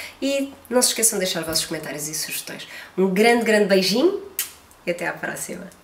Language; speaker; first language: Portuguese; native; Portuguese